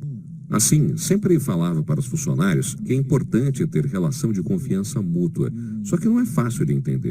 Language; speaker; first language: Portuguese; native; Portuguese